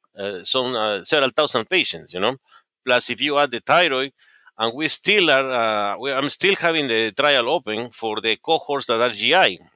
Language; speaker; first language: English; non-native, fluent; Spanish